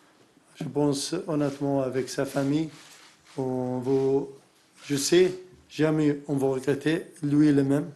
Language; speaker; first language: French; non-native, learner; Arabic